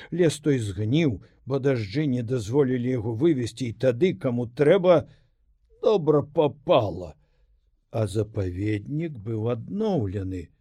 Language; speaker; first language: Belarusian; native; Belarusian